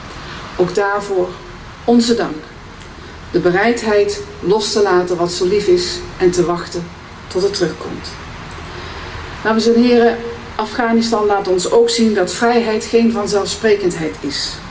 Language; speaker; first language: Dutch; native; Dutch